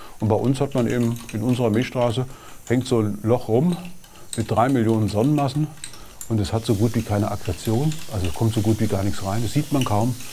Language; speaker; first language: German; native; German